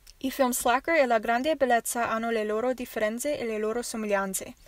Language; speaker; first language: Italian; non-native, learner; English